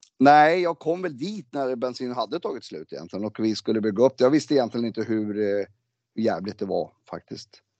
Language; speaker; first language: Swedish; native; Swedish